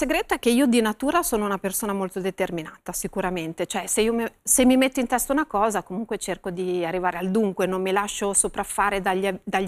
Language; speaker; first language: Italian; native; Italian